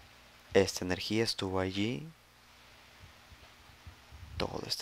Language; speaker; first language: Spanish; native; Spanish